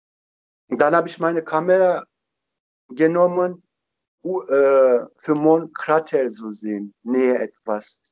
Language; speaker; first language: German; non-native, learner; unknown